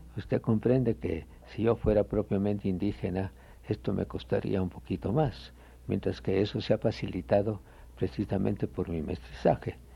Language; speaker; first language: Spanish; native; Spanish